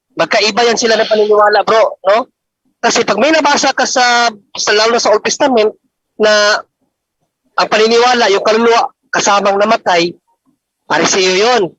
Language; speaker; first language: Filipino; non-native, local second language; Cebuano